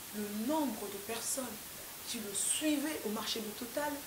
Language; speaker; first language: French; non-native, fluent; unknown